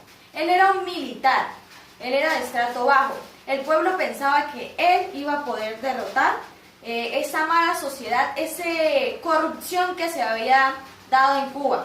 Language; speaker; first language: Spanish; native; Spanish